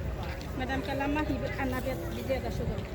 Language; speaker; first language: Arabic; non-native, learner; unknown